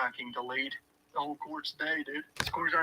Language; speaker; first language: English; native; English